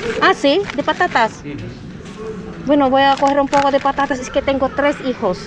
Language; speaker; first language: Spanish; non-native, learner; Filipino